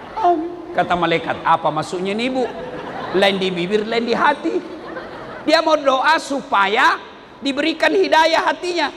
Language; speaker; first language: Indonesian; non-native, local second language; Buginese